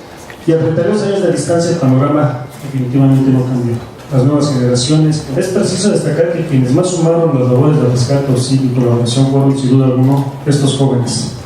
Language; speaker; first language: Spanish; native; Spanish